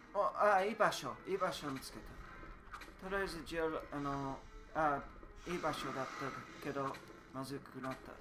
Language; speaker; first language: Japanese; non-native, learner; English